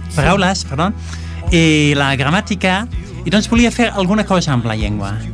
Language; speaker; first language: Catalan; non-native, fluent; Dutch